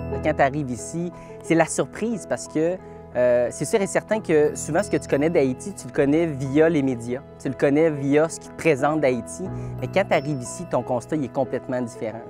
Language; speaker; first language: French; native; French